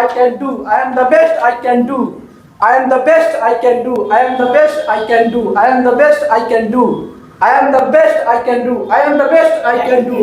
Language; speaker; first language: English; non-native, learner; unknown